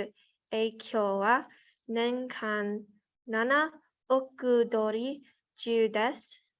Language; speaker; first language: Japanese; non-native, learner; English